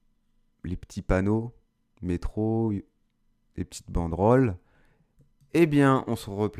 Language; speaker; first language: French; native; French